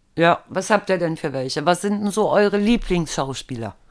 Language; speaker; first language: German; native; German